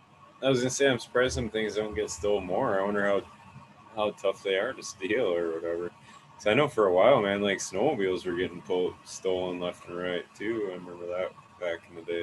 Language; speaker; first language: English; native; English